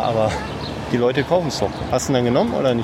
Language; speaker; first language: German; native; German